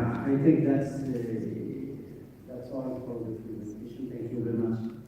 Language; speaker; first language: English; non-native, fluent; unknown